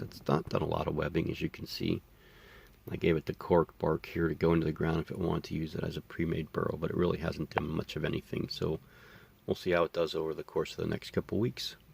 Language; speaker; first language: English; native; English